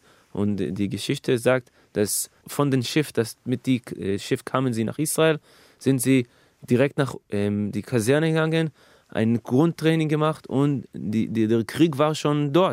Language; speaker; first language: German; non-native, fluent; Hebrew